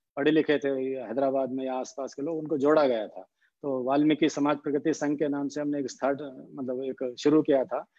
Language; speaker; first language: Hindi; non-native, local second language; Haryanvi